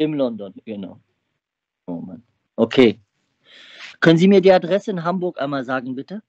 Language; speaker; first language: German; native; German